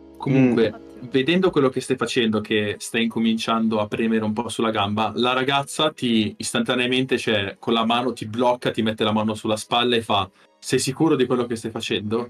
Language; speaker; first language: Italian; native; Italian